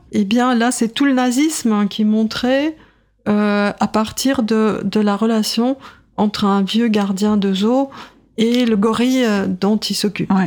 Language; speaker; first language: French; non-native, fluent; Russian